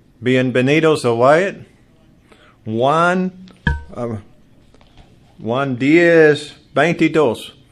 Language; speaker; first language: Spanish; non-native, learner; English